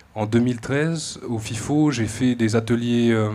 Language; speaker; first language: French; native; French